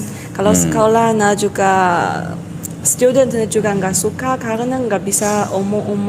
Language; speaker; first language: Indonesian; non-native, learner; Chinese